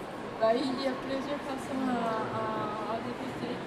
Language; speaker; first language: French; non-native, fluent; Japanese